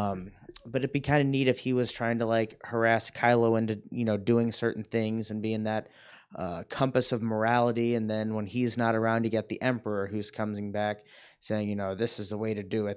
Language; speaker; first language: English; native; English